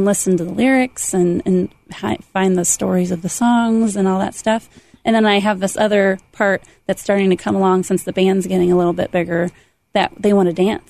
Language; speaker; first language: English; native; English